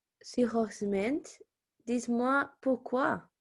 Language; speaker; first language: French; non-native, learner; Spanish